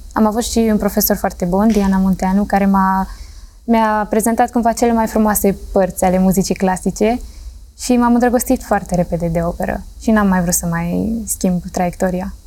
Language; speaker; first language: Romanian; early bilingual, heritage; Romanian